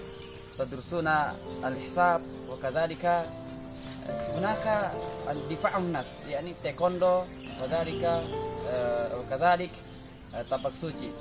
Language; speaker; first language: Arabic; non-native, learner; Indonesian